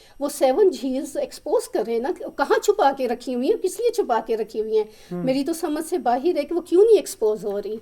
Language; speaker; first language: Urdu; native; Urdu